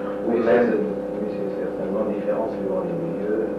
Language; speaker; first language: French; native; French